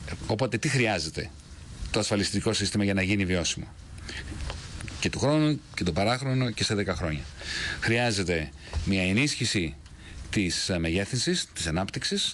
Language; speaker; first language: Greek; native; Greek